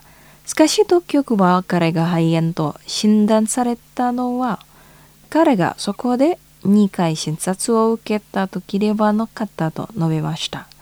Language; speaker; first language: Japanese; non-native, fluent; Indonesian